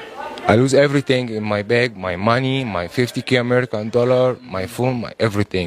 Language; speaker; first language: English; non-native, learner; Arabic